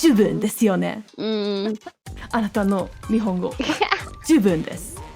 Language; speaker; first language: Japanese; non-native, fluent; English